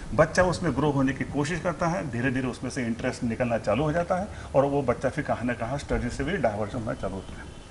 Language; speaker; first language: Hindi; native; Hindi